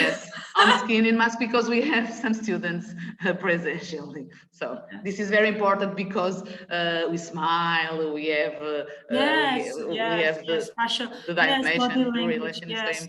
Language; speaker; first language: English; non-native, learner; Portuguese